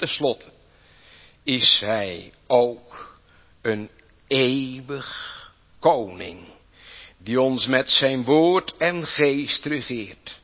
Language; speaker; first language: Dutch; native; Dutch